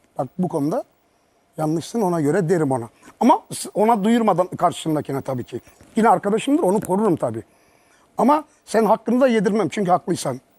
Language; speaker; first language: Turkish; early bilingual, heritage; Turkish